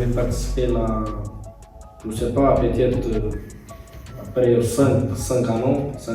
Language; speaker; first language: French; non-native, learner; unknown